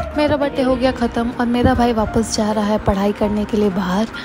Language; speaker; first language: Hindi; native; Hindi